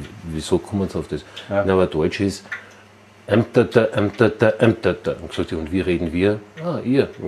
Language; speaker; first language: German; native; German